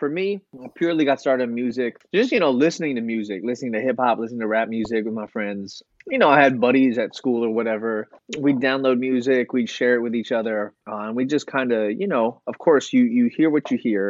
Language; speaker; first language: English; native; English